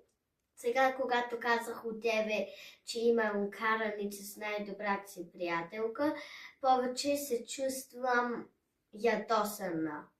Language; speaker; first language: Bulgarian; early bilingual, heritage; German